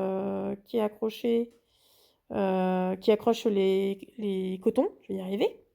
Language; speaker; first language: French; native; French